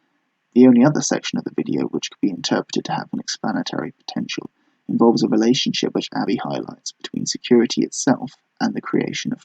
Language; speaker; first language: English; native; English